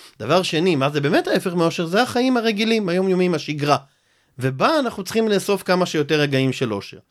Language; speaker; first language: Hebrew; native; Hebrew